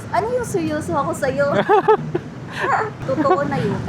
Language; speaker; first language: Filipino; non-native, local second language; Cebuano